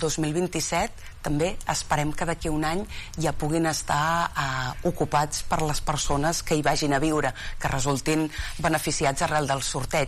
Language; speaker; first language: Catalan; native; Catalan